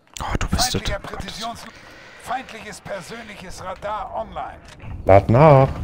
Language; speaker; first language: German; native; German